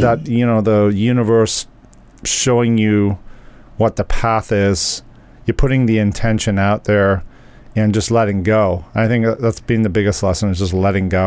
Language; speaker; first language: English; native; English